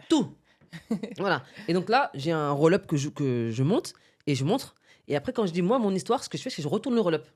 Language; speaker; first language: French; early bilingual, other home language; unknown